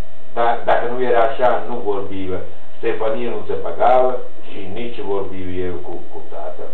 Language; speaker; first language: Romanian; non-native, learner; Italian